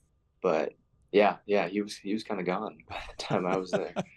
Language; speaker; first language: English; native; English